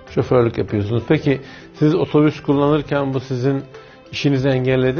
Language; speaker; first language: Turkish; native; Turkish